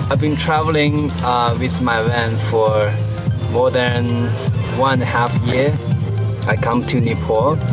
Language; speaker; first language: English; non-native, fluent; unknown